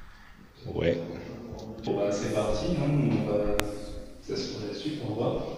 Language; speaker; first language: French; native; French